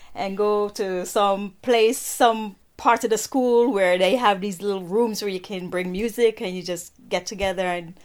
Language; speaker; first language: English; non-native, local second language; Jamaican Creole English